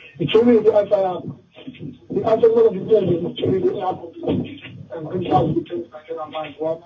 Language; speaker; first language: Zulu; native; Zulu